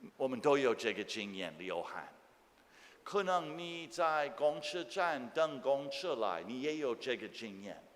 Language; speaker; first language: Chinese; non-native, fluent; English